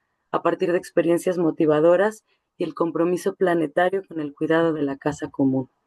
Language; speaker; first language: Spanish; native; Spanish